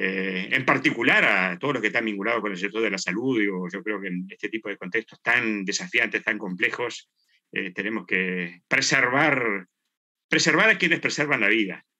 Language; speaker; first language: Spanish; native; Spanish